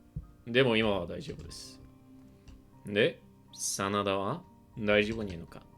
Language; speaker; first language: Japanese; non-native, learner; English